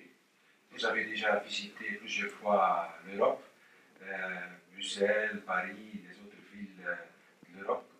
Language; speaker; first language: French; non-native, local second language; Dutch